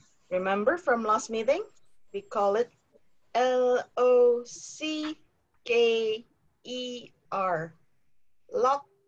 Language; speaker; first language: English; non-native, fluent; Indonesian